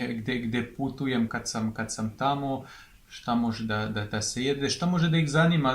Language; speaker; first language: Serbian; non-native, fluent; French